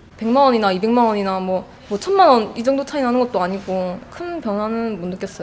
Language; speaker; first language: Korean; native; Korean